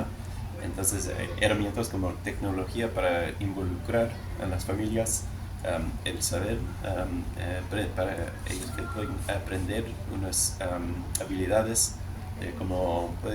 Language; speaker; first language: Spanish; non-native, learner; English